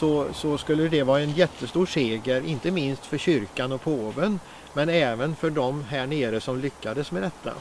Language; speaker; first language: Swedish; native; Swedish